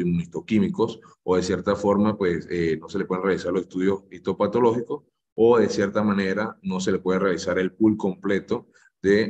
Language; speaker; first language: Spanish; native; Spanish